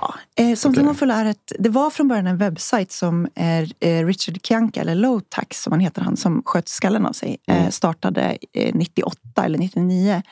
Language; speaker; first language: Swedish; native; Swedish